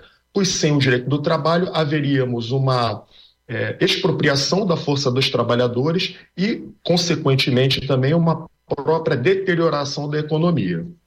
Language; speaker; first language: Portuguese; native; Portuguese